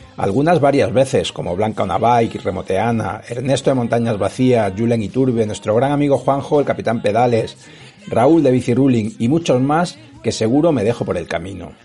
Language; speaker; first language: Spanish; native; Spanish